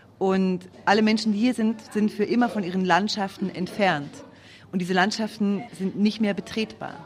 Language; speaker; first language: German; native; German